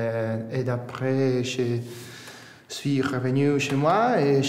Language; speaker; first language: French; non-native, learner; Spanish